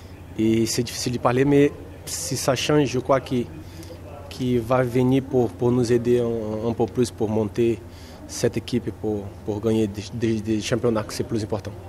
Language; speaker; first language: French; non-native, fluent; Czech